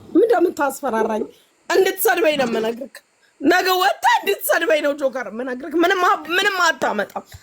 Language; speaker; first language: Amharic; native; Amharic